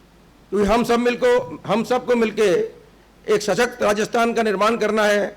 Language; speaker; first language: Hindi; native; Hindi